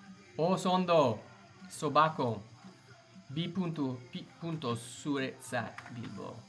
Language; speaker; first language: Basque; non-native, learner; English